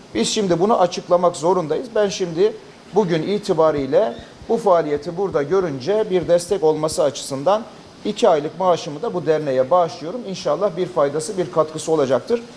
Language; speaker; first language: Turkish; native; Turkish